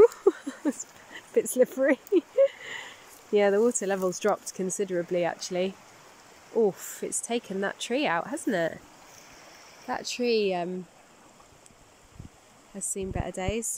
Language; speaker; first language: English; native; English